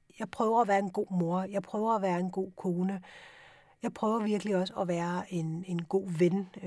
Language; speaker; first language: Danish; early bilingual, other home language; Urdu